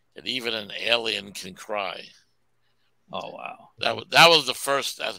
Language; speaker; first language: English; native; English